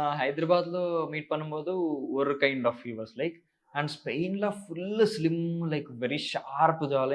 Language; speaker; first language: Tamil; non-native, learner; Telugu